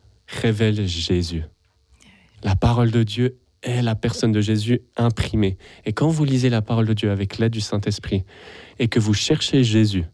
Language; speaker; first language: French; native; French